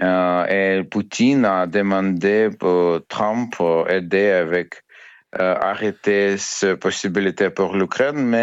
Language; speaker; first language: French; non-native, learner; Ukrainian